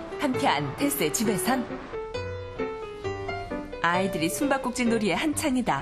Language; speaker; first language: Korean; native; Korean